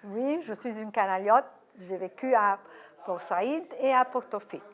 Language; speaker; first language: French; non-native, fluent; Arabic